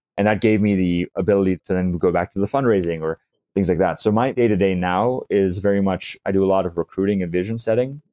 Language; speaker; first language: English; native; English